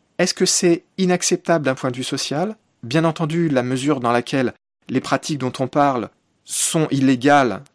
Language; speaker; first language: French; native; French